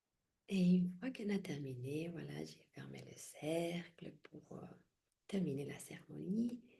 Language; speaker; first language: French; non-native, fluent; Spanish